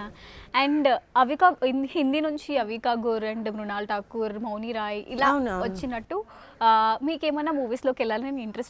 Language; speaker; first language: Telugu; native; Telugu